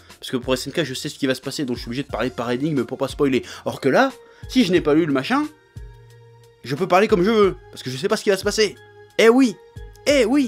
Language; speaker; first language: French; native; French